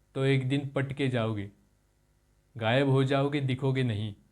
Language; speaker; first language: Hindi; non-native, local second language; Marathi